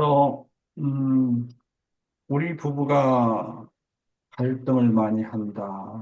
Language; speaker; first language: Korean; native; Korean